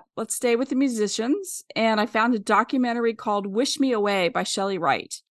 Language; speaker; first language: English; native; English